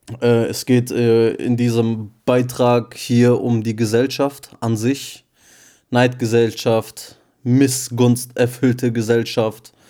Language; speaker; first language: German; early bilingual, other home language; Turkish